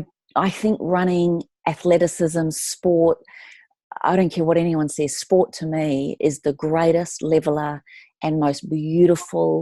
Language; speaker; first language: English; native; English